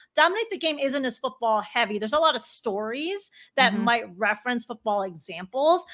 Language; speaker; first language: English; native; English